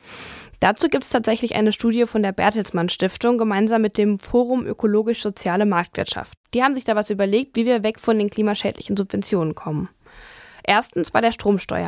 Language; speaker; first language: German; native; German